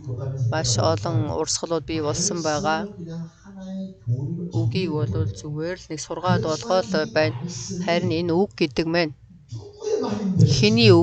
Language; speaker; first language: Mongolian; early bilingual, other home language; Korean